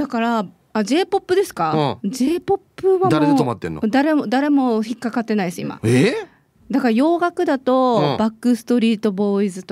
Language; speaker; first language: Japanese; native; Japanese